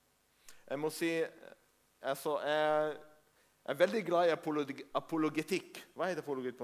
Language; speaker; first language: Norwegian; non-native, fluent; Hebrew